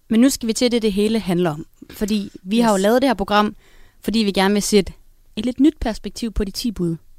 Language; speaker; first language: Danish; native; Danish